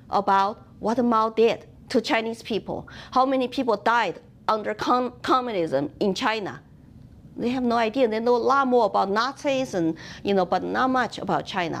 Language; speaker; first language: English; non-native, fluent; Chinese